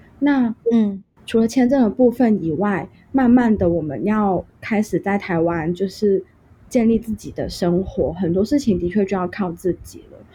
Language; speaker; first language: Chinese; non-native, local second language; Cantonese